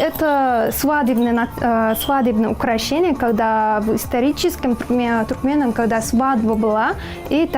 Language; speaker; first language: Russian; non-native, learner; Turkmen